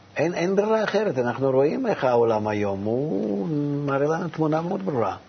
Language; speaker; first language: Hebrew; non-native, fluent; Russian